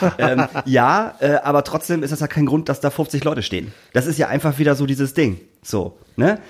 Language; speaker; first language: German; native; German